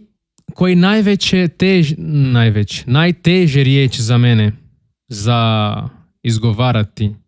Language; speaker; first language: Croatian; non-native, learner; Portuguese